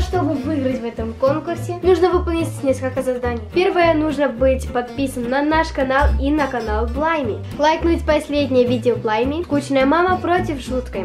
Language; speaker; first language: Russian; native; Russian